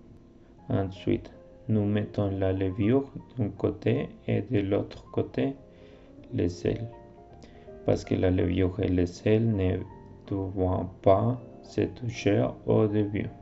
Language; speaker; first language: French; non-native, learner; Spanish